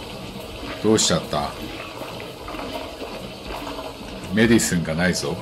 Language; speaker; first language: Japanese; native; Japanese